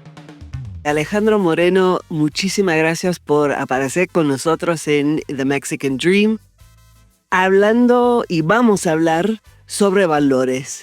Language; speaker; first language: Spanish; non-native, fluent; English